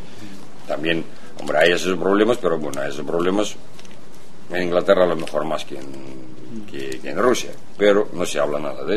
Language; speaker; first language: Spanish; non-native, fluent; Russian